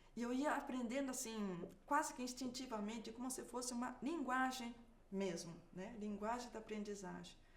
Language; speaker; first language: Portuguese; early bilingual, other home language; Japanese